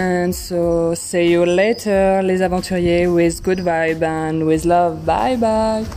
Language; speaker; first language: English; non-native, learner; French